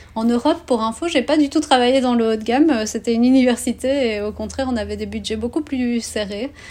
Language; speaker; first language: French; native; French